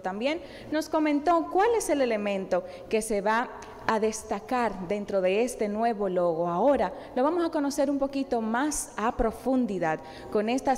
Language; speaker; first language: Spanish; native; Spanish